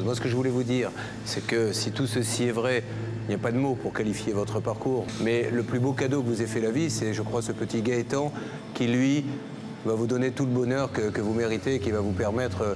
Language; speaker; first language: French; native; French